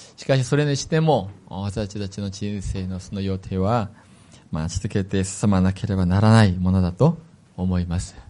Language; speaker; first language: Japanese; non-native, fluent; Korean